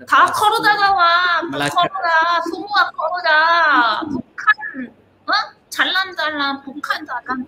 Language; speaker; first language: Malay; non-native, learner; Korean